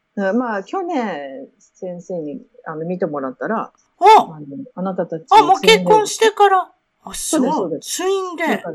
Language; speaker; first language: Japanese; native; Japanese